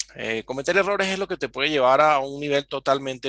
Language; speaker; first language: Spanish; native; Spanish